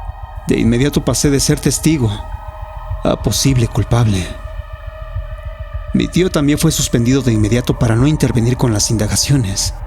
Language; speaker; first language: Spanish; native; Spanish